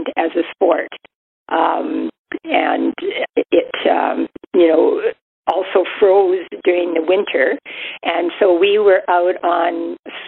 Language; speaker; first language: English; native; English